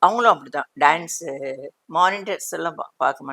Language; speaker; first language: Tamil; non-native, local second language; Telugu